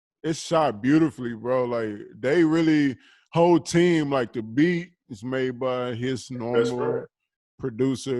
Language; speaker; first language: English; native; English